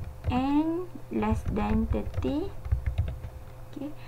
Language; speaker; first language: English; non-native, local second language; Malay